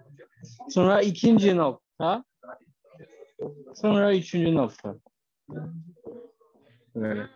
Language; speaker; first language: Turkish; non-native, fluent; Chinese